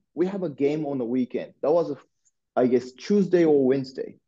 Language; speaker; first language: English; non-native, learner; Japanese